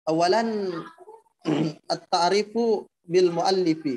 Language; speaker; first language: Arabic; non-native, learner; Indonesian